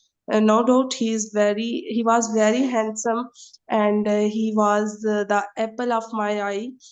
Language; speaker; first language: English; non-native, learner; Urdu